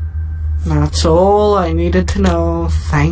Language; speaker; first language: English; native; English